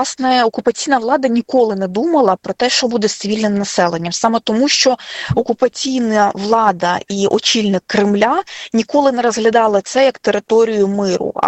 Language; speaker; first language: Ukrainian; native; Ukrainian